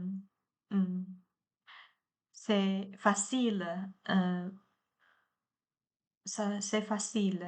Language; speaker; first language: French; non-native, learner; Chinese